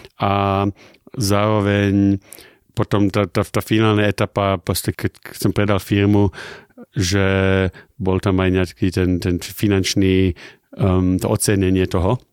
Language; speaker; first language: Slovak; early bilingual, heritage; German